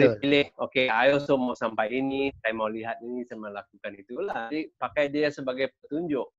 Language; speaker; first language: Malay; non-native, local second language; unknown